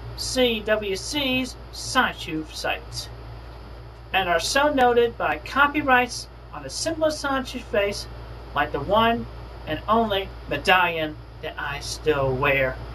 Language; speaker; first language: English; native; English